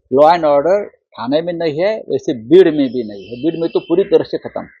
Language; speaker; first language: Hindi; non-native, local second language; Marathi